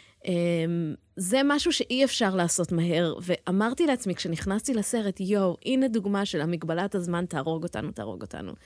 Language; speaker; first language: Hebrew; early bilingual, heritage; Hebrew